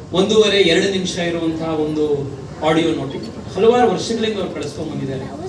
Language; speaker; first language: Kannada; native; Kannada